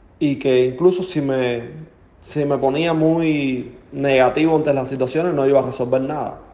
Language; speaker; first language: Spanish; native; Spanish